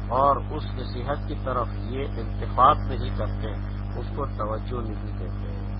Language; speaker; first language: Urdu; non-native, local second language; Pashto